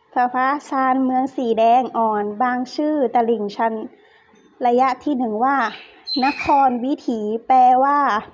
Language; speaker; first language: Thai; non-native, local second language; Lao